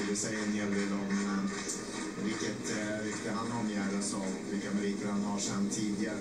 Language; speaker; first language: Swedish; native; Swedish